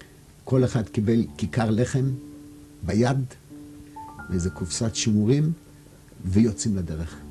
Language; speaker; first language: Hebrew; non-native, fluent; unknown